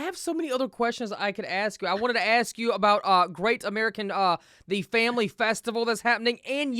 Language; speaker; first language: English; native; English